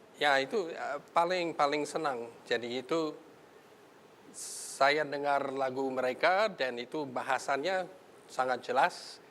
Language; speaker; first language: Indonesian; non-native, fluent; English